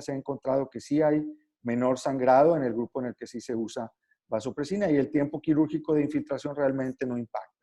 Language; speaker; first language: Spanish; native; Spanish